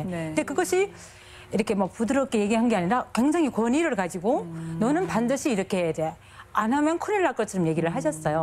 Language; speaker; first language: Korean; non-native, fluent; Chinese